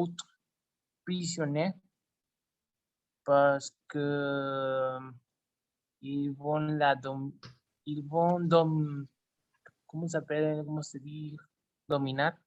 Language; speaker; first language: French; non-native, learner; Spanish